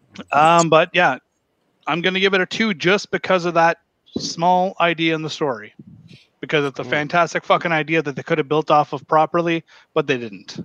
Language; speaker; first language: English; native; English